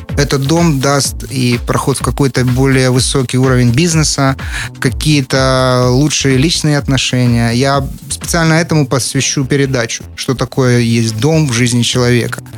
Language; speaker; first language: Russian; native; Russian